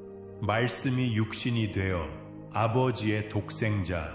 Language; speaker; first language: Korean; native; Korean